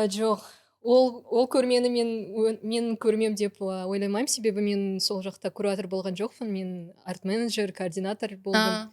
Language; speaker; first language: Kazakh; non-native, local second language; Russian